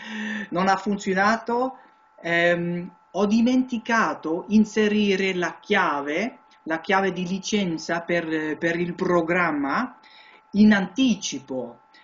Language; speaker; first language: Italian; non-native, learner; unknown